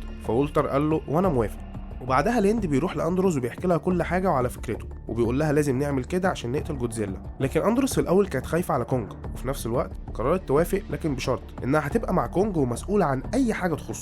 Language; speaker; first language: Arabic; native; Arabic